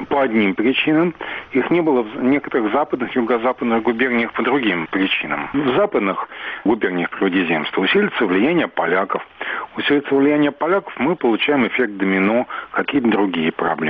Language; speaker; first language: Russian; native; Russian